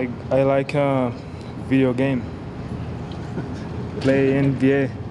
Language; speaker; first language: English; non-native, learner; Portuguese